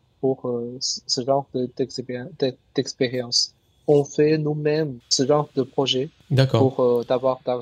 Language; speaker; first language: French; non-native, learner; Chinese